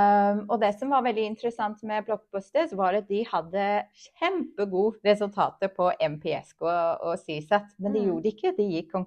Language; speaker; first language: Norwegian; non-native, fluent; English